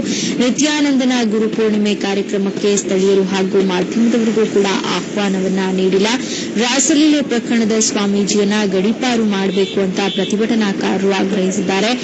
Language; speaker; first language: Kannada; native; Kannada